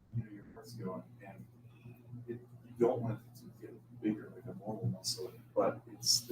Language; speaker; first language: English; native; English